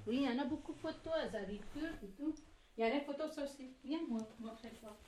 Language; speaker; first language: French; non-native, learner; Kurdish